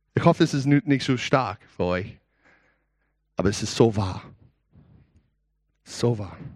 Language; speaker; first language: German; non-native, learner; English